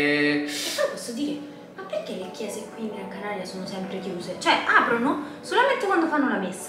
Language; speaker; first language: Italian; native; Italian